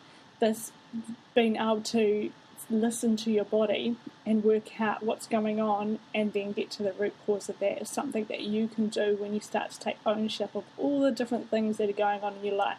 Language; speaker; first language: English; native; English